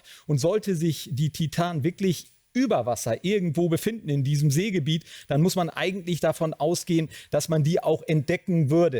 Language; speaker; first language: German; native; German